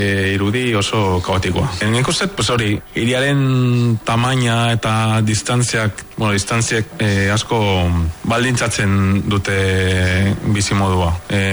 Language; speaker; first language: Basque; non-native, fluent; Spanish